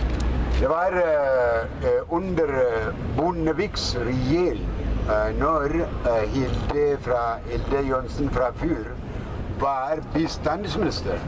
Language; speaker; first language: Norwegian; non-native, fluent; Oromo